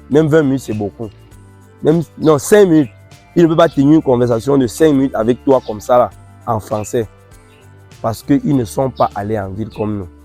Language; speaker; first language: French; non-native, local second language; Ghomala